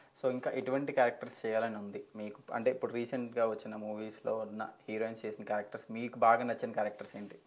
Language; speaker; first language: Telugu; native; Telugu